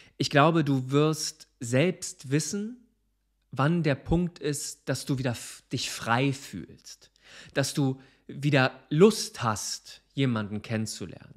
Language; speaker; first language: German; native; German